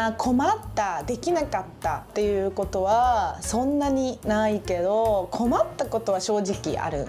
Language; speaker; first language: Japanese; native; Japanese